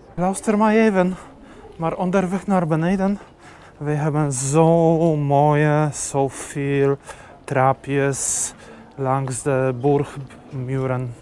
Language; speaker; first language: Dutch; non-native, learner; Polish